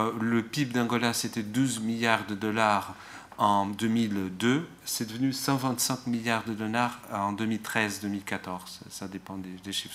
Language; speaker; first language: French; non-native, fluent; Portuguese